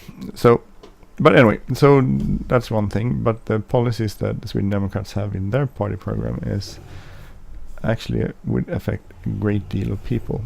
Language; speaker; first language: English; non-native, fluent; Swedish